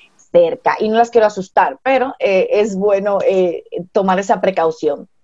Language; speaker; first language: Spanish; native; Spanish